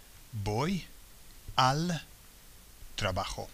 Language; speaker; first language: Spanish; non-native, fluent; English